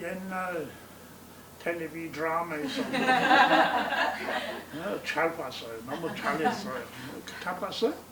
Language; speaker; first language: Korean; non-native, learner; English